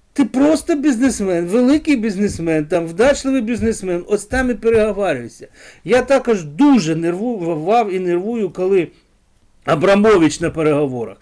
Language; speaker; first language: Ukrainian; non-native, local second language; Russian